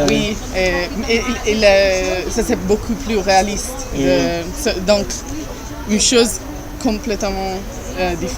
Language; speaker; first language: French; non-native, learner; Italian